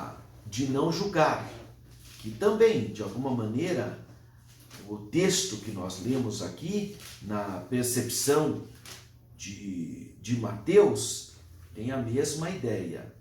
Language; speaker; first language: Portuguese; native; Portuguese